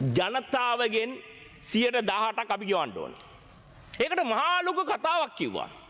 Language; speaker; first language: Sinhala; non-native, local second language; Tamil